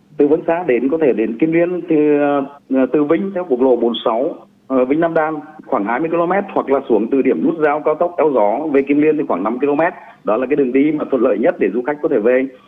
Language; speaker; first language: Vietnamese; native; Vietnamese